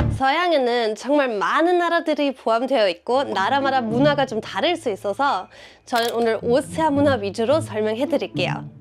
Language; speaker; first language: Korean; non-native, fluent; German